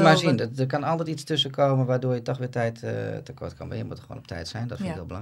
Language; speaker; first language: Dutch; native; Dutch